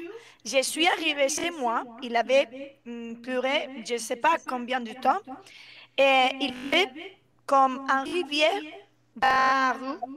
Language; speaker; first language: French; non-native, fluent; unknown